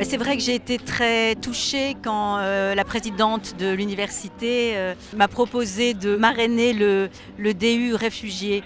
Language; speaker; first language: French; native; French